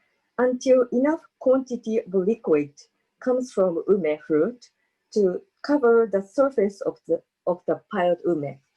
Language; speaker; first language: English; non-native, fluent; Japanese